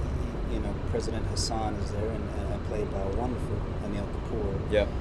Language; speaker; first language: English; non-native, fluent; Arabic